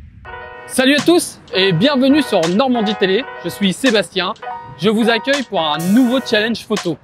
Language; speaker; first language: French; native; French